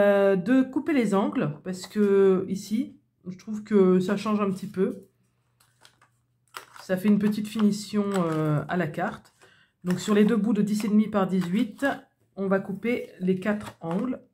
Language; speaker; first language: French; native; French